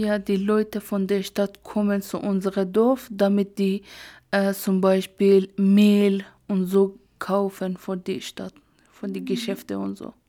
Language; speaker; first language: German; non-native, learner; Persian